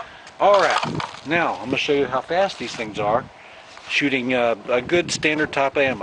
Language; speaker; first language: English; native; English